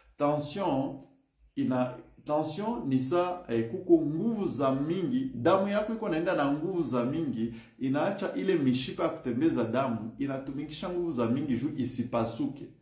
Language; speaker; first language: Swahili; native; Swahili